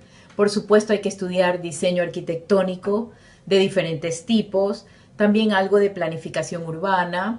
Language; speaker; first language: Spanish; native; Spanish